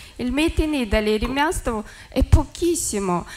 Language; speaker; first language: Italian; non-native, fluent; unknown